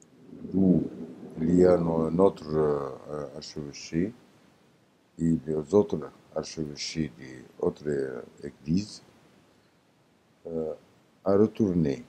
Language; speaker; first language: French; non-native, learner; Arabic